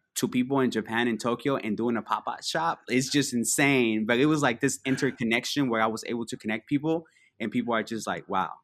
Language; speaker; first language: English; early bilingual, other home language; Spanish